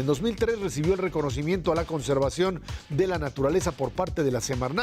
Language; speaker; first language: Spanish; native; Spanish